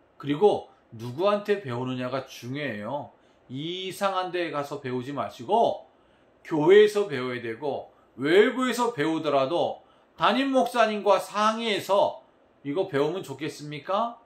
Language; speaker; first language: Korean; native; Korean